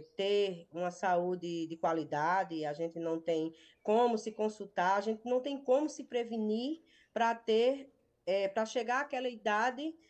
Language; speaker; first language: Portuguese; native; Portuguese